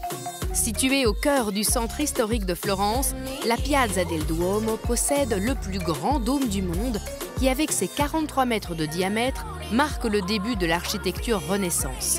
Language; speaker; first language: French; native; French